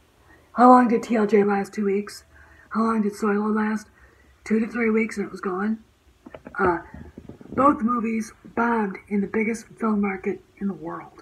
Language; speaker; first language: English; native; English